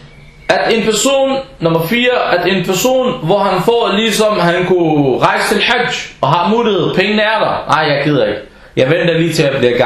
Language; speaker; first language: Danish; early bilingual, other home language; Arabic